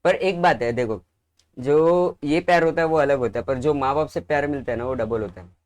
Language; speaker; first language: Hindi; non-native, local second language; Marathi